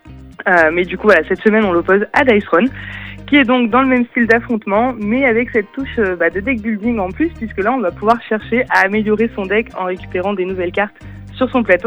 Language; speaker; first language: French; native; French